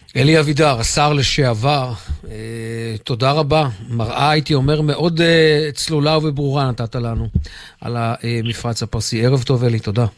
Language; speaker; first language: Hebrew; native; Hebrew